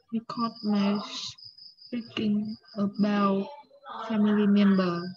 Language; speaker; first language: English; non-native, learner; Vietnamese